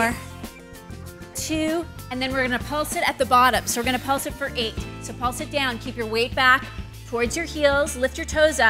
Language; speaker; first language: English; native; English